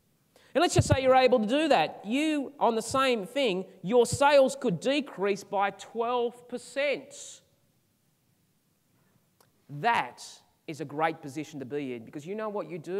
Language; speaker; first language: English; native; English